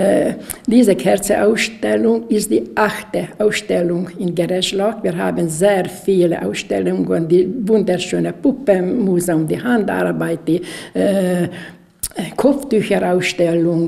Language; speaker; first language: German; non-native, local second language; Hungarian